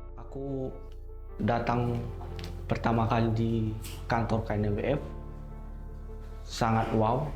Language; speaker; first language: Indonesian; non-native, local second language; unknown